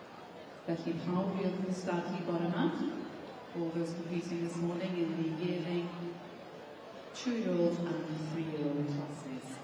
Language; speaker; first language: Welsh; native; Welsh